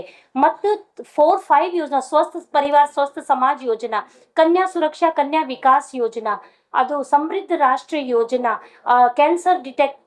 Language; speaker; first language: Kannada; non-native, local second language; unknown